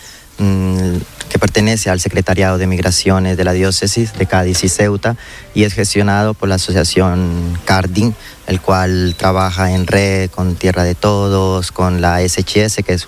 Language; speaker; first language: Spanish; native; Spanish